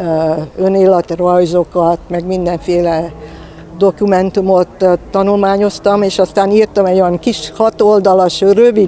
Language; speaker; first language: Hungarian; early bilingual, heritage; Hungarian